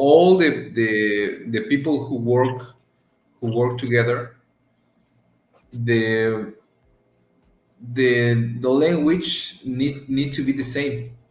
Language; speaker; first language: English; non-native, learner; Spanish